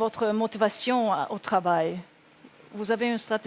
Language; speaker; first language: French; non-native, learner; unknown